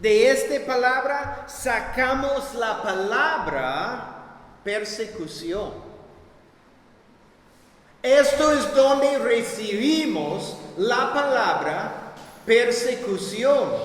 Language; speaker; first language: Spanish; non-native, fluent; English